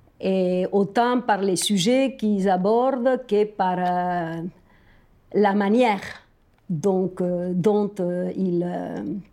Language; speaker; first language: French; non-native, fluent; Spanish